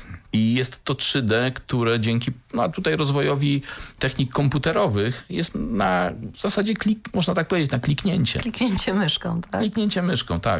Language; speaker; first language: Polish; native; Polish